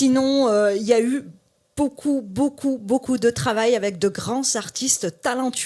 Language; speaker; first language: French; native; French